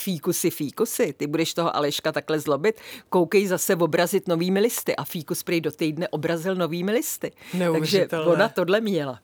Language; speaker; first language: Czech; native; Czech